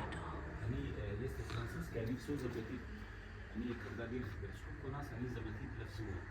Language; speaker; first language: Russian; non-native, learner; Arabic